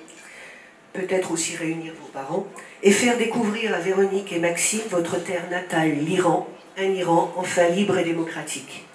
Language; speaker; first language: French; native; French